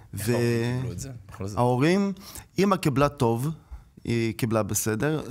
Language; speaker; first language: Hebrew; non-native, fluent; Ukrainian